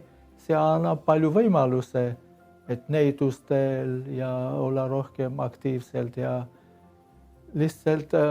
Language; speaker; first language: Estonian; non-native, learner; Armenian